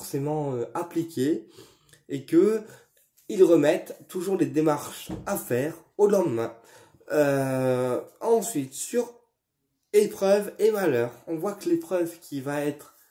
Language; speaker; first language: French; native; French